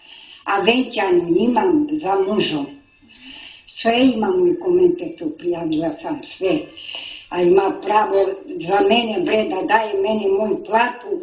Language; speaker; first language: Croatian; non-native, local second language; Romany